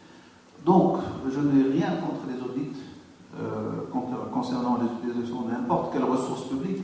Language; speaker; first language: French; non-native, local second language; Arabic